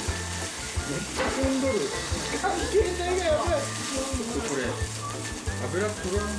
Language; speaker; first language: Japanese; native; Japanese